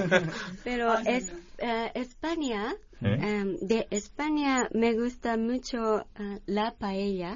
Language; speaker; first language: Spanish; non-native, learner; Japanese